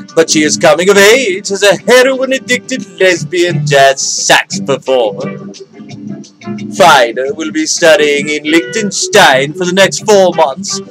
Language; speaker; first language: English; native; English